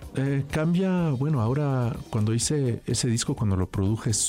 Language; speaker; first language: Spanish; early bilingual, heritage; French